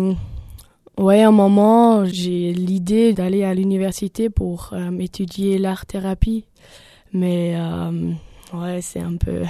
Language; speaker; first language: French; non-native, learner; German